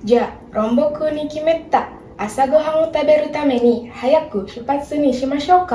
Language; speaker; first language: Japanese; non-native, learner; Indonesian